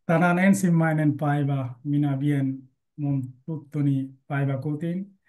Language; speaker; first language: Finnish; non-native, learner; Bangla